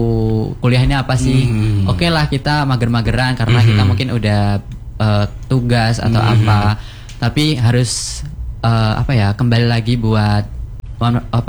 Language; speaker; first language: Indonesian; non-native, local second language; Javanese